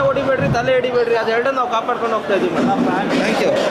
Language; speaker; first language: Kannada; native; Kannada